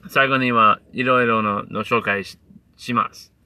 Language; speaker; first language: Japanese; non-native, learner; English